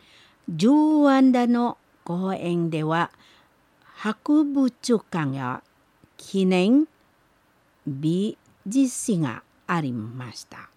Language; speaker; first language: Japanese; non-native, learner; Indonesian